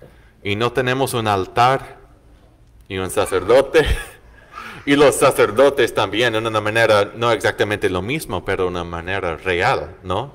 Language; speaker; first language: Spanish; non-native, fluent; English